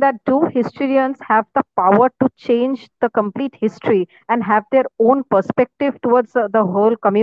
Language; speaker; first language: English; non-native, local second language; Bangla